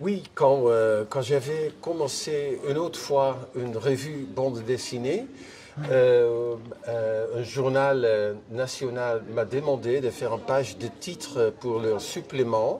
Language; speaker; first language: French; non-native, fluent; Dutch